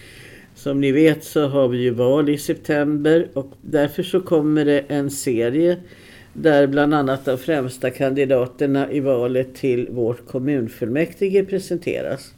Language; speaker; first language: Swedish; native; Swedish